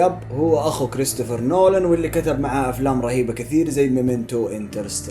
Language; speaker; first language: Arabic; native; Arabic